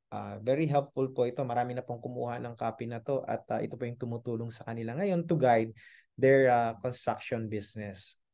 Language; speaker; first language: Filipino; non-native, local second language; Iloko